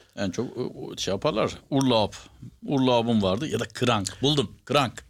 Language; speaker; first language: Turkish; native; Turkish